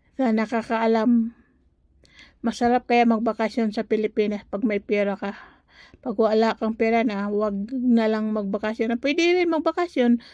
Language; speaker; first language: Filipino; non-native, local second language; Cebuano